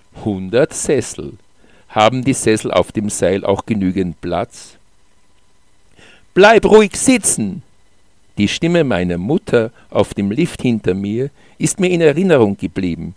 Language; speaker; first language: German; native; German